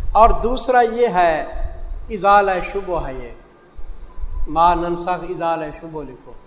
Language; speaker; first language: Urdu; non-native, local second language; Saraiki